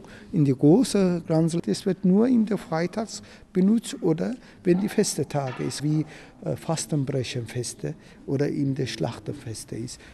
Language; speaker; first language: German; non-native, learner; Turkish